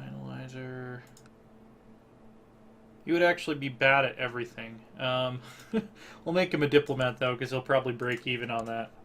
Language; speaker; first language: English; native; English